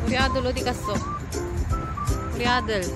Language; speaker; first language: Korean; non-native, learner; Filipino